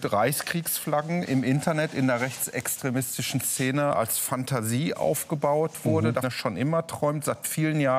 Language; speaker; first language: German; native; German